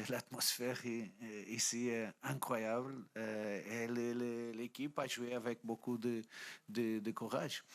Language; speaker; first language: French; non-native, fluent; Portuguese